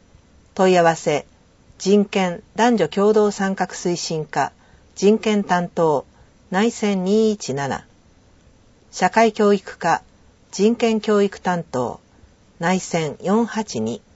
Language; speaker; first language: Japanese; native; Japanese